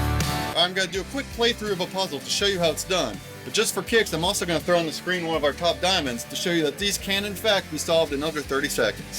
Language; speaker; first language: English; native; English